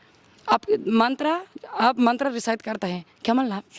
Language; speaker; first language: Hindi; non-native, learner; Spanish